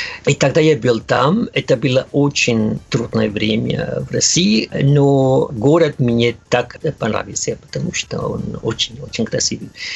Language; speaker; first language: Russian; non-native, learner; Spanish